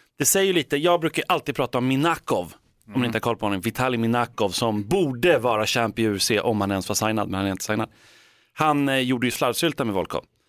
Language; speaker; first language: Swedish; native; Swedish